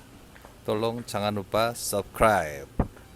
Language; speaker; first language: Indonesian; non-native, learner; Korean